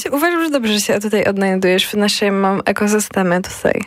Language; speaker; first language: Polish; native; Polish